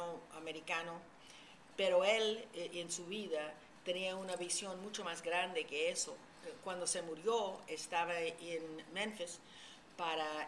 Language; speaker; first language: Spanish; early bilingual, heritage; Spanish